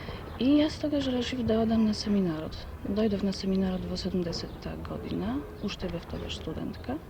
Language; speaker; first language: Macedonian; non-native, fluent; Polish